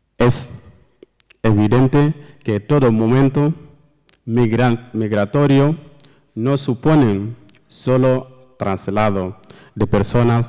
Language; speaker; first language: Spanish; non-native, learner; Fula